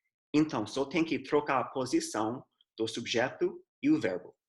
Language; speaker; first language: Portuguese; non-native, fluent; English